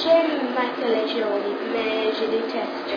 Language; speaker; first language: French; non-native, learner; English